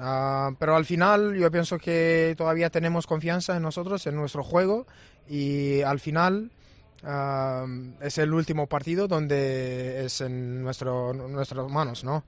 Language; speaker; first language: Spanish; non-native, fluent; Romanian